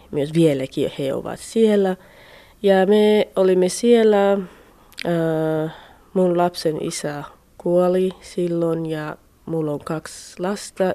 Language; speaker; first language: Finnish; non-native, learner; Central Kurdish